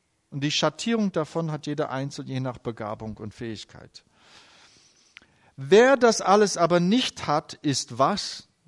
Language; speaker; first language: German; native; German